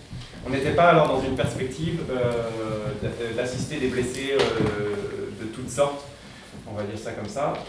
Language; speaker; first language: French; native; French